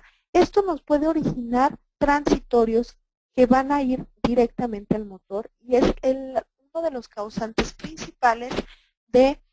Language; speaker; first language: Spanish; native; Spanish